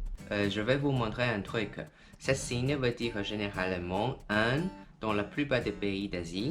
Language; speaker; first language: French; non-native, fluent; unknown